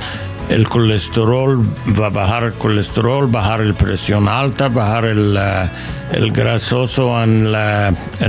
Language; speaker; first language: Spanish; non-native, learner; English